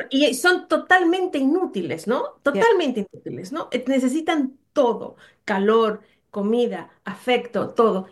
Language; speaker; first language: Spanish; native; Spanish